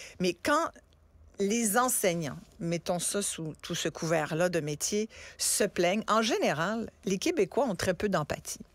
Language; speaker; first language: French; early bilingual, other home language; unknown